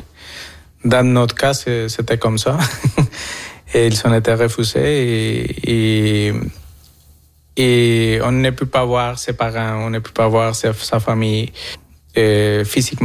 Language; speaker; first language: French; non-native, fluent; Spanish